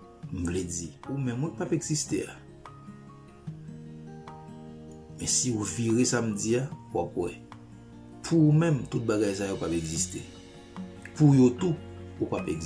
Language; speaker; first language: French; non-native, local second language; Haitian Creole